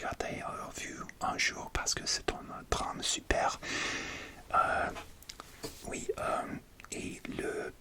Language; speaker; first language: French; non-native, learner; English